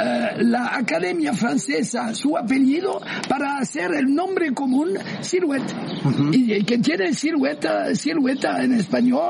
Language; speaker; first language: Spanish; non-native, fluent; French